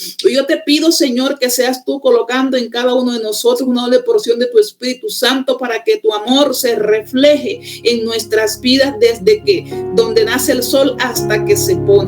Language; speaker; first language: Spanish; native; Spanish